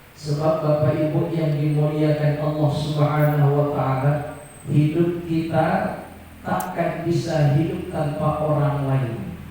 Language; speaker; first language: Indonesian; non-native, local second language; Minangkabau